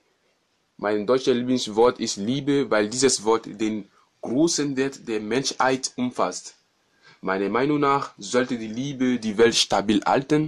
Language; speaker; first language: German; non-native, fluent; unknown